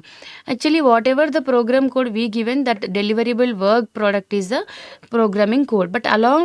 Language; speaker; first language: English; non-native, local second language; Telugu